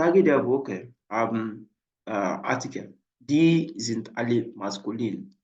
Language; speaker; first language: German; non-native, fluent; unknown